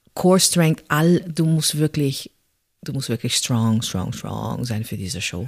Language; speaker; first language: German; non-native, fluent; Dutch